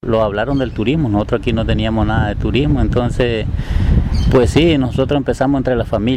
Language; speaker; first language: Spanish; native; Spanish